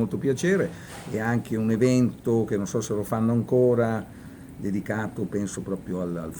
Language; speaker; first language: Italian; native; Italian